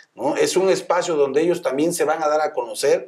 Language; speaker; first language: Spanish; native; Spanish